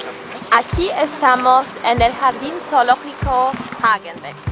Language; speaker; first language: Spanish; non-native, learner; German